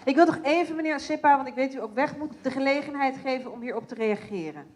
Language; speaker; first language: Dutch; native; Dutch